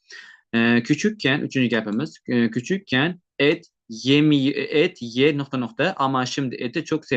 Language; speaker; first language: Turkish; non-native, fluent; Uzbek